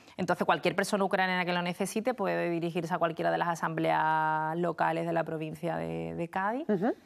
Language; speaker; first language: Spanish; native; Spanish